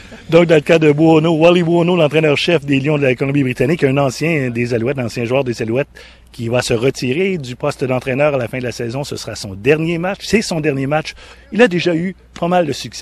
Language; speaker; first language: French; native; French